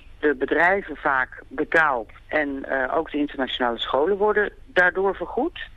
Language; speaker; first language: Dutch; native; Dutch